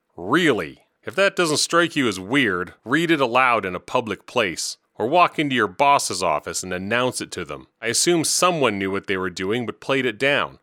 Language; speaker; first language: English; native; English